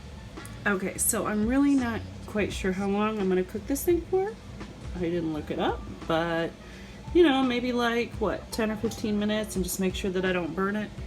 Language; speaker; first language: English; native; English